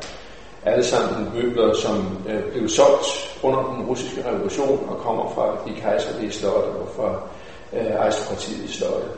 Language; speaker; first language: Danish; native; Danish